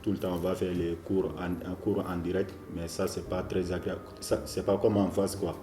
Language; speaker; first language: French; non-native, learner; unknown